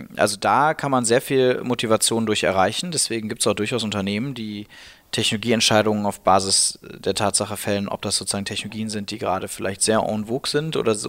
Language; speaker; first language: German; native; German